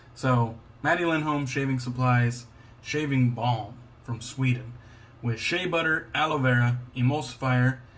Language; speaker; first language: English; native; English